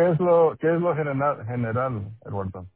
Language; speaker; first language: Spanish; non-native, local second language; English